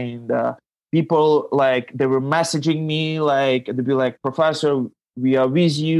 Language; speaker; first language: English; non-native, fluent; Ukrainian